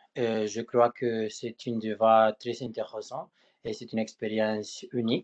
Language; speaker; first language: French; non-native, fluent; Spanish